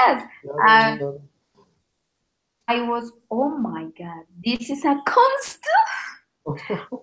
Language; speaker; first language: English; non-native, learner; Spanish